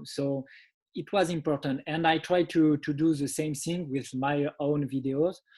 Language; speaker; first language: English; non-native, learner; French